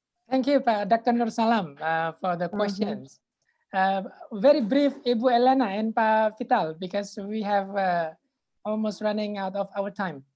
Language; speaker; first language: English; non-native, fluent; Indonesian